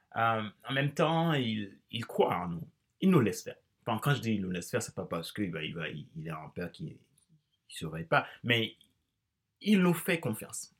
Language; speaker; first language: French; non-native, local second language; Haitian Creole